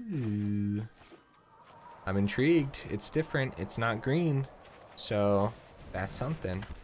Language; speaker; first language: English; native; English